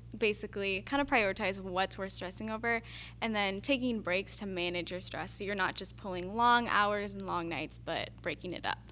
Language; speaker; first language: English; native; English